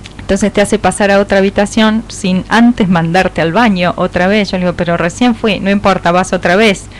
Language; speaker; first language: Spanish; native; Spanish